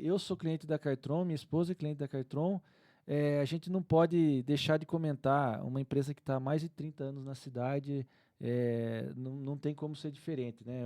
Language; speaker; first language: Portuguese; native; Portuguese